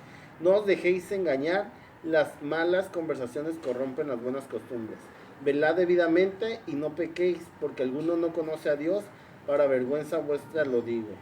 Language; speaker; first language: Spanish; native; Spanish